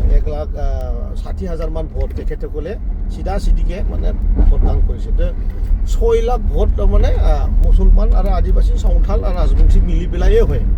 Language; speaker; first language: Assamese; non-native, local second language; Bodo